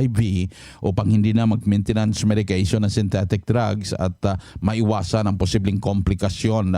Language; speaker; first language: Filipino; native; Filipino